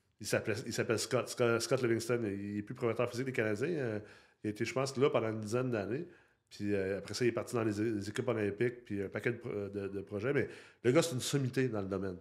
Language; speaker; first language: French; native; French